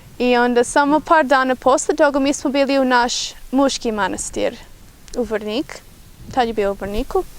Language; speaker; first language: Bosnian; non-native, fluent; English